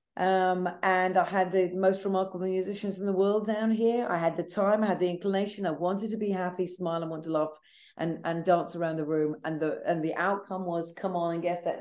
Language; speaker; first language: English; native; English